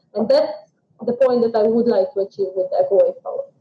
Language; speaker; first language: English; non-native, fluent; Russian